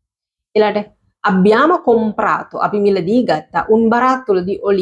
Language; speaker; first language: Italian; non-native, fluent; Sinhala